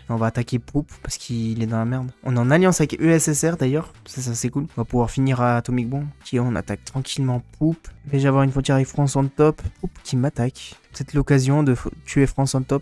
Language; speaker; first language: French; native; French